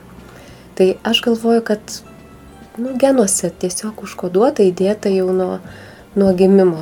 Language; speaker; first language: Lithuanian; native; Lithuanian